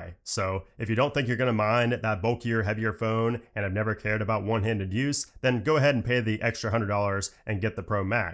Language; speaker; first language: English; native; English